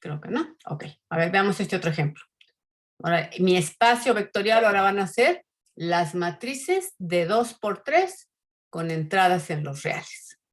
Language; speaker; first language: Spanish; native; Spanish